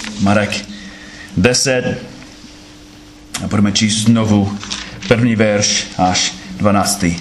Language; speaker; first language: Czech; non-native, fluent; English